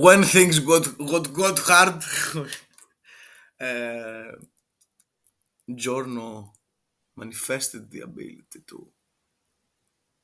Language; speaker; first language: English; non-native, fluent; Greek